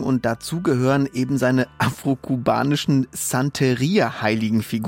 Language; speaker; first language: German; native; German